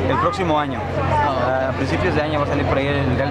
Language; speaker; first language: Spanish; native; Spanish